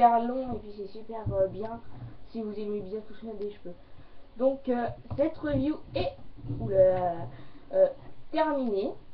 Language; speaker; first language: French; native; French